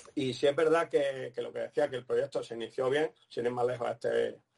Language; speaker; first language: Spanish; non-native, fluent; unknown